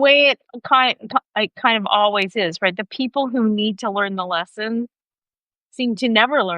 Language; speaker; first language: English; native; English